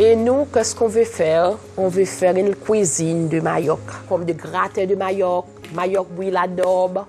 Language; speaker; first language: French; non-native, local second language; Seselwa Creole French